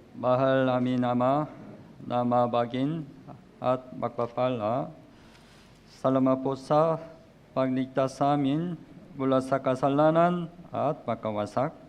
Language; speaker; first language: Filipino; non-native, learner; Korean